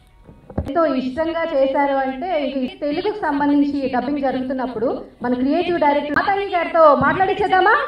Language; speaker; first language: Telugu; native; Telugu